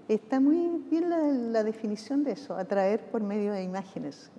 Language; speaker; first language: Spanish; native; Spanish